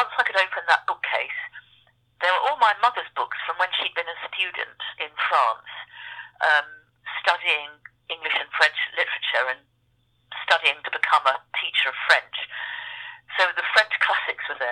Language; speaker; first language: English; native; English